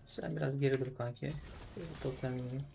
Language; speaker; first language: Turkish; native; Turkish